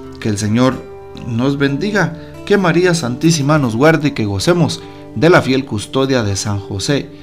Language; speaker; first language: Spanish; native; Spanish